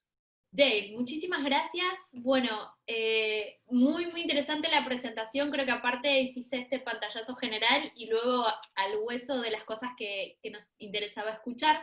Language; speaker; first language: Spanish; native; Spanish